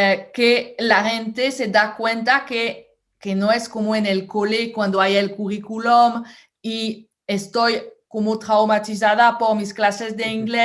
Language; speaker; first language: Spanish; non-native, fluent; French